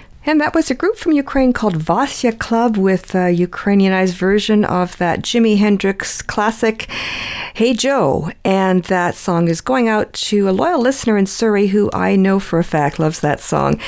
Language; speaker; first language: English; early bilingual, other home language; Ukrainian